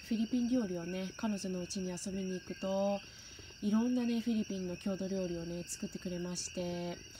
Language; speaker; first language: Japanese; native; Japanese